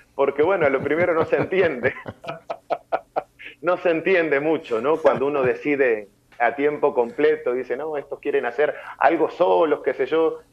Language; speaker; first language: Spanish; native; Spanish